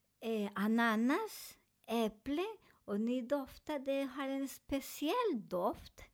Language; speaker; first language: Swedish; non-native, learner; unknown